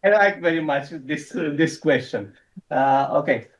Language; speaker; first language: English; non-native, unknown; Romanian